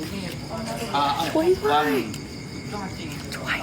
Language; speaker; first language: Thai; non-native, learner; Korean